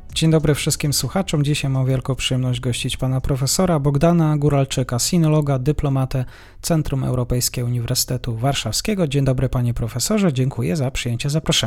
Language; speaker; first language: Polish; native; Polish